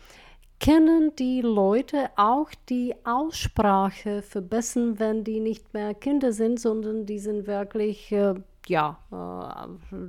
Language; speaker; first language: German; non-native, fluent; Czech